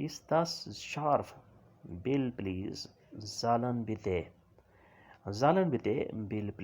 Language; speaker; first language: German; non-native, learner; Urdu